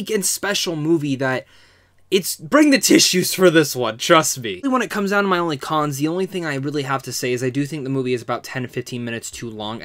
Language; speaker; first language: English; native; English